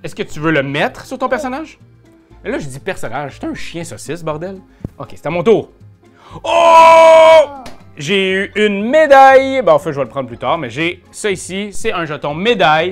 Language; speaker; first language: French; native; French